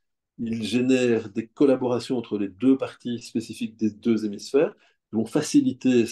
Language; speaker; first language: French; native; French